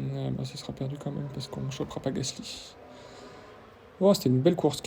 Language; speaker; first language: French; native; French